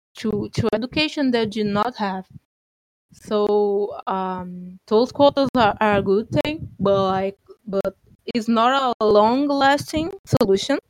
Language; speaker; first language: English; non-native, fluent; Portuguese